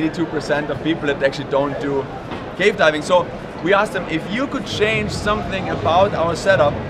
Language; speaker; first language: English; non-native, fluent; German